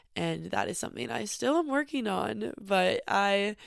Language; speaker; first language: English; native; English